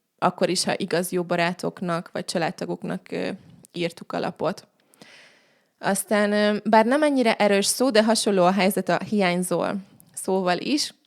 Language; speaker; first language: Hungarian; native; Hungarian